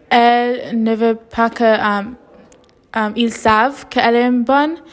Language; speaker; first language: French; non-native, learner; English